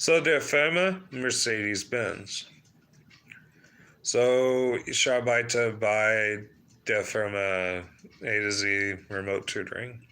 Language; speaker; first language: German; non-native, learner; English